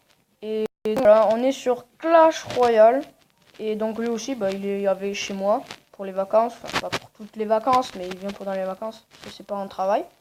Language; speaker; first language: French; native; French